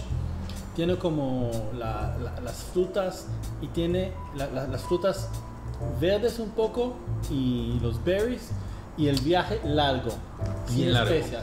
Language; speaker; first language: Spanish; non-native, fluent; English